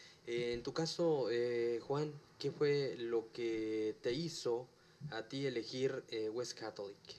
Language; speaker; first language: Spanish; native; Spanish